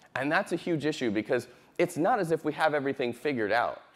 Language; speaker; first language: English; native; English